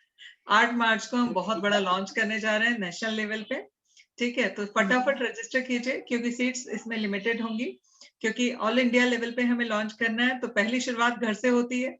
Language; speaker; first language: Hindi; native; Hindi